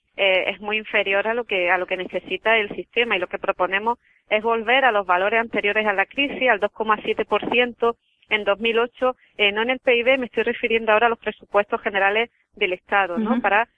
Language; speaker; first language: Spanish; native; Spanish